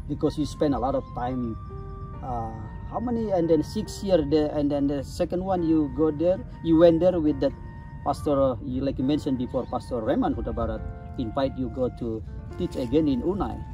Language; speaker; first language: English; non-native, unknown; Indonesian